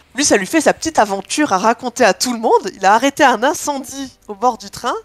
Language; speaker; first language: French; native; French